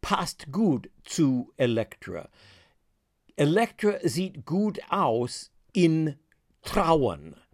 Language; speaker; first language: German; non-native, fluent; English